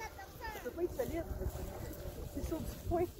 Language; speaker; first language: French; native; French